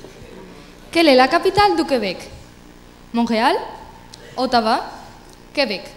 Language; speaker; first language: French; non-native, learner; Spanish